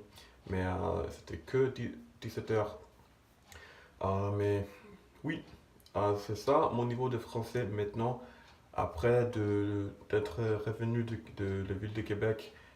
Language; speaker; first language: French; non-native, fluent; English